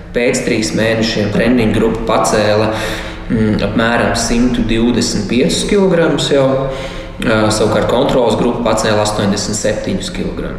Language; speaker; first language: Latvian; native; Latvian